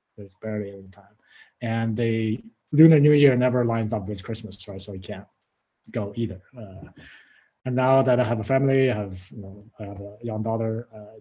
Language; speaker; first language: English; non-native, fluent; Chinese